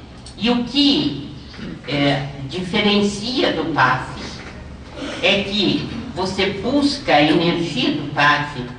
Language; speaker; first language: Portuguese; native; Portuguese